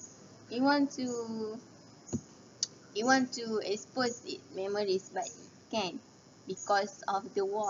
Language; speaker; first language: English; non-native, learner; Malay